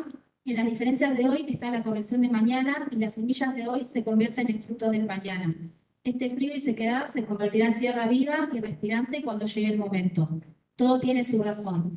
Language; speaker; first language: Spanish; native; Spanish